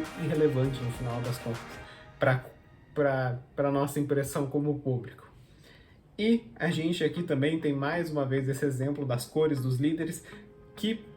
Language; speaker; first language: Portuguese; native; Portuguese